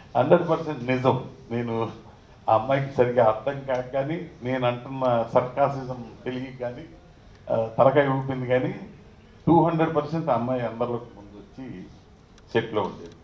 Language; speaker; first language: Telugu; native; Telugu